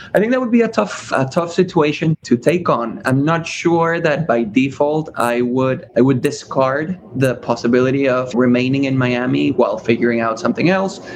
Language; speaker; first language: English; early bilingual, other home language; Spanish